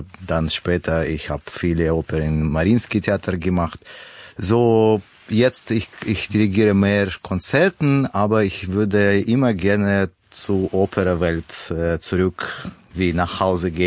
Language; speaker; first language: German; non-native, learner; Russian